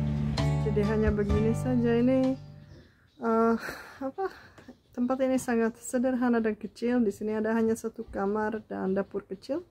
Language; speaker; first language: Indonesian; non-native, fluent; Czech